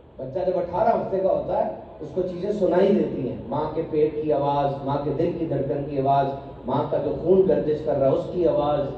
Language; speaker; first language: Urdu; native; Urdu